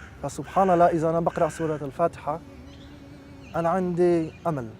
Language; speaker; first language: Arabic; non-native, fluent; French